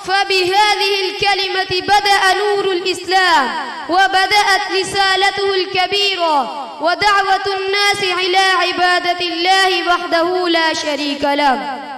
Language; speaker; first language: Arabic; non-native, learner; Urdu